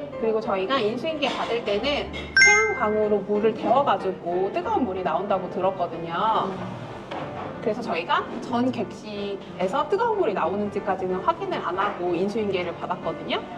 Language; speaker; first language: Korean; native; Korean